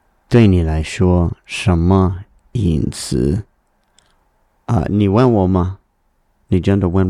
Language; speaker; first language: Chinese; non-native, learner; English